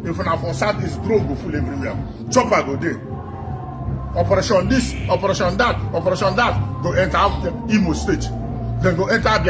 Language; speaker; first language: Nigerian Pidgin; non-native, local second language; Igbo